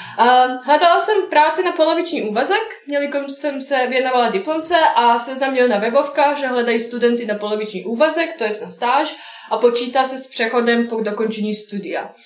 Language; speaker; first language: Czech; non-native, fluent; Bosnian